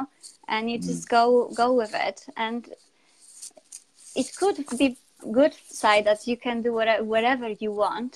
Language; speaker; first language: English; non-native, fluent; Polish